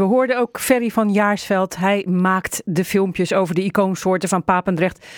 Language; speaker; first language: Dutch; native; Dutch